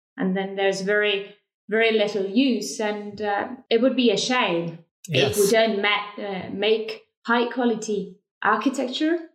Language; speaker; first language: English; non-native, fluent; Estonian